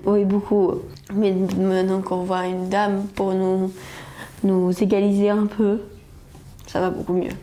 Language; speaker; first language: French; native; French